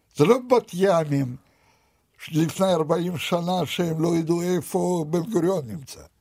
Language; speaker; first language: Hebrew; non-native, fluent; Russian